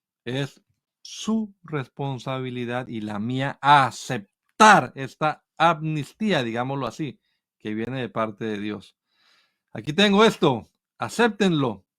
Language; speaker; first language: Spanish; native; Spanish